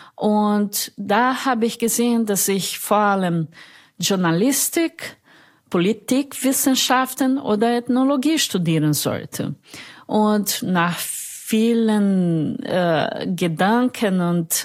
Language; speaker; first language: German; non-native, fluent; Portuguese